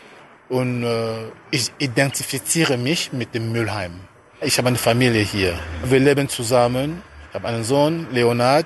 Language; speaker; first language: German; non-native, fluent; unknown